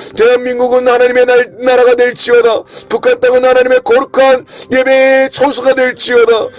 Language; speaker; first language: Korean; native; Korean